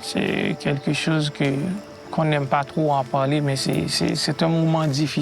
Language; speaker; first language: French; non-native, local second language; Haitian Creole